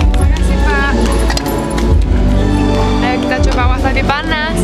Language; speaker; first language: Indonesian; non-native, learner; Romanian